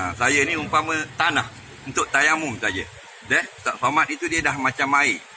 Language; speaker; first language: Malay; native; Malay